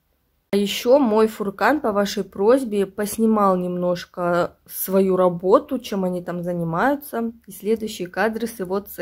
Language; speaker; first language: Russian; native; Russian